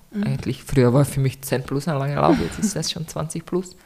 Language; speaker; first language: German; non-native, fluent; Czech